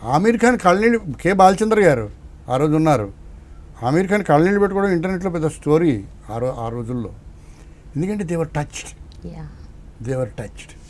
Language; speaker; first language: Telugu; native; Telugu